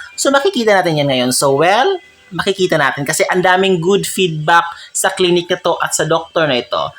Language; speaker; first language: Filipino; non-native, local second language; Cebuano